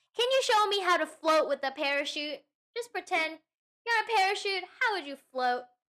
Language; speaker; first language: English; native; English